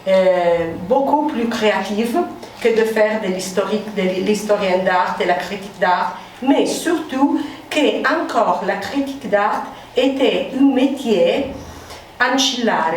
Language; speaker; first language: French; non-native, fluent; Italian